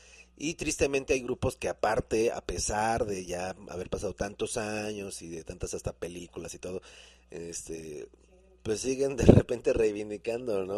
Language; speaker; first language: Spanish; native; Spanish